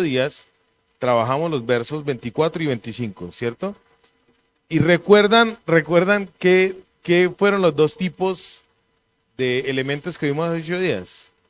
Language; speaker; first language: Spanish; native; Spanish